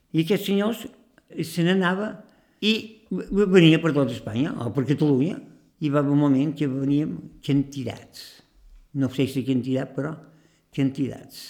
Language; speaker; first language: Catalan; native; Catalan